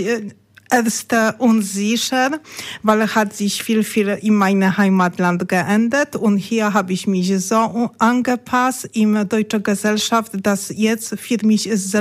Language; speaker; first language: German; non-native, learner; Polish